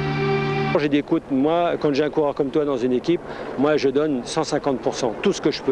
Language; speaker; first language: French; native; French